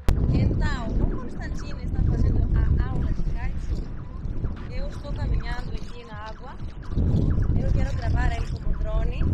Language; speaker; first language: Portuguese; non-native, learner; Greek